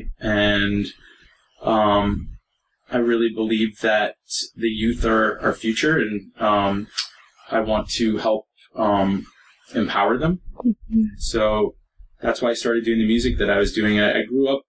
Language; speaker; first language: English; native; English